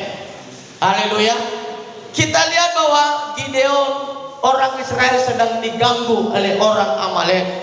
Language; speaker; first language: Indonesian; native; Indonesian